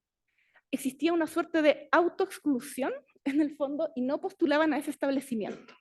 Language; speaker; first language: Spanish; native; Spanish